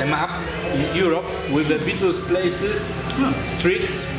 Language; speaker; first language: English; non-native, learner; Polish